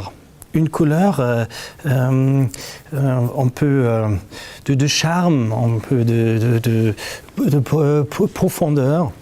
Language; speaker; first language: French; non-native, fluent; German